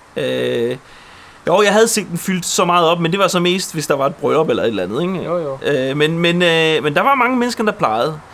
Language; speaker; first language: Danish; early bilingual, other home language; Polish